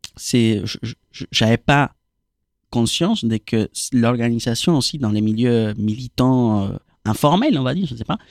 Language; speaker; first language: French; non-native, fluent; Spanish